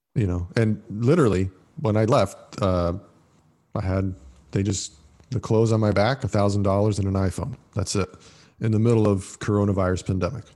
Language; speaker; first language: English; early bilingual, other home language; Italian